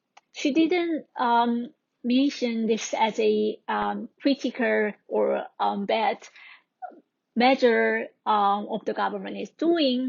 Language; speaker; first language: English; non-native, fluent; Korean